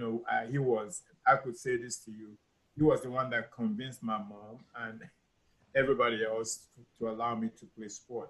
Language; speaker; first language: English; non-native, local second language; Igbo